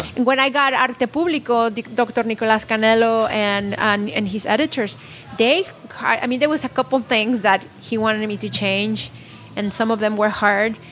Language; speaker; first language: English; non-native, fluent; Spanish